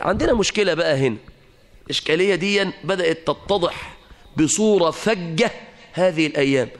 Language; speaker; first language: Arabic; native; Arabic